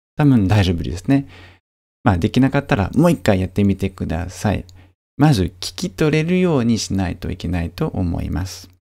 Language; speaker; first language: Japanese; non-native, fluent; French